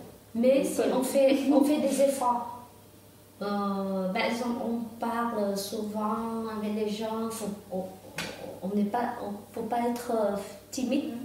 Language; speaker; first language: French; non-native, learner; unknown